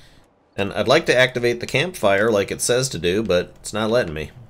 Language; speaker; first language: English; native; English